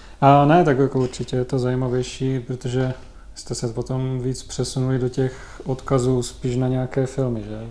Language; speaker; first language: Czech; native; Czech